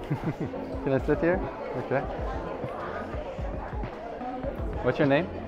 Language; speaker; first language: English; non-native, learner; Korean